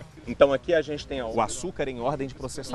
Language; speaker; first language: Portuguese; native; Portuguese